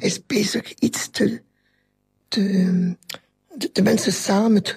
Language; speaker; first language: Dutch; non-native, local second language; French